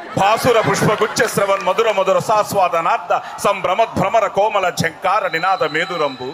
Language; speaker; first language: Telugu; native; Telugu